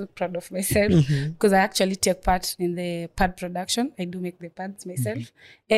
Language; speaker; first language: English; non-native, local second language; Swahili